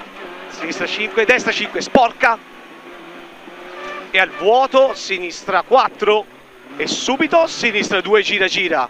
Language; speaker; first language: Italian; native; Italian